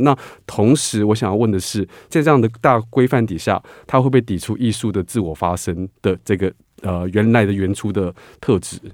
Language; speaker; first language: Chinese; native; Chinese